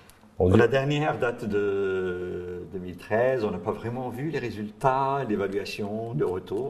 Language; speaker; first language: French; non-native, local second language; Arabic